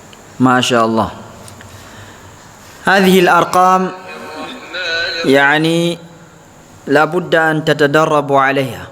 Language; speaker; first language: Arabic; non-native, fluent; Fula